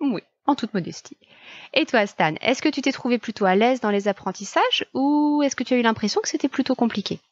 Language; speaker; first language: French; native; French